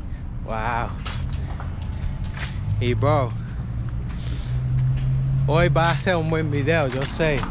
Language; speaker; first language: Spanish; non-native, learner; English